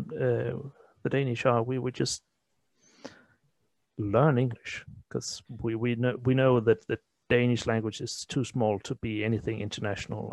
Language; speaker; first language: English; non-native, fluent; Danish